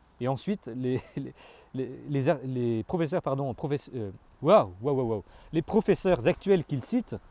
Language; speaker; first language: French; native; French